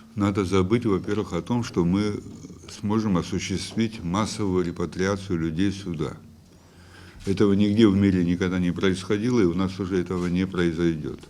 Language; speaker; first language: Russian; non-native, fluent; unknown